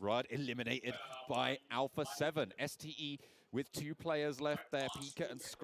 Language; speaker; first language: English; native; English